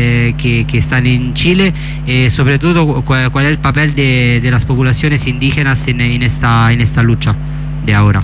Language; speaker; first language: Spanish; non-native, fluent; Italian